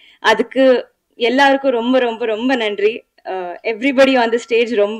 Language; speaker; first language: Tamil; non-native, learner; Telugu